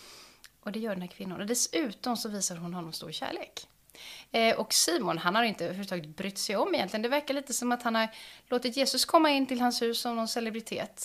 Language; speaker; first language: Swedish; native; Swedish